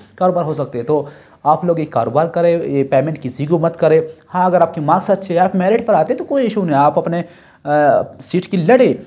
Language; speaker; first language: Urdu; non-native, local second language; Brahui